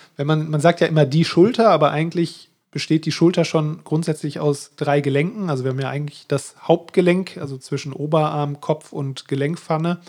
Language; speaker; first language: German; native; German